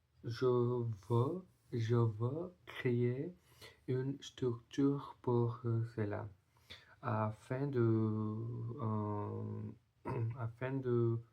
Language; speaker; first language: French; non-native, learner; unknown